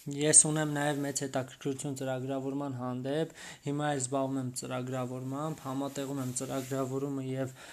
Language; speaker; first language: Armenian; native; Armenian